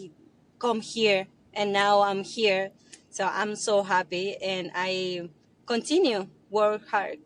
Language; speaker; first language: English; non-native, learner; Spanish